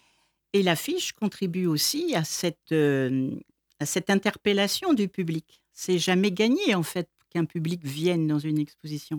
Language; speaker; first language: French; native; French